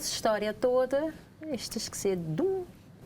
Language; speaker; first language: Portuguese; non-native, local second language; Kabuverdianu